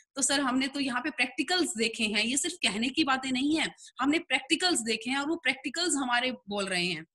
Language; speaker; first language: Hindi; native; Hindi